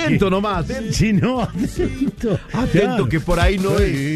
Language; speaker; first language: Spanish; native; Spanish